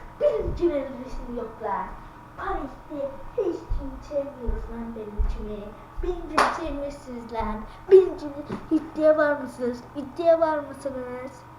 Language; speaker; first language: Turkish; non-native, learner; Azerbaijani